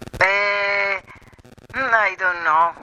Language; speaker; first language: English; non-native, learner; Spanish